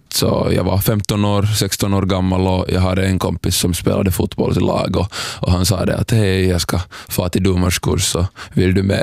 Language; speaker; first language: Swedish; non-native, local second language; Somali